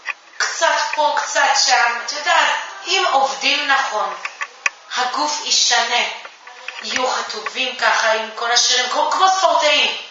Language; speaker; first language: Hebrew; non-native, fluent; Japanese